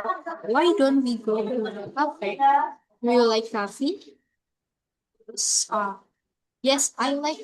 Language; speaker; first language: English; non-native, learner; Indonesian